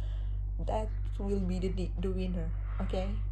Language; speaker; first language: English; non-native, local second language; Indonesian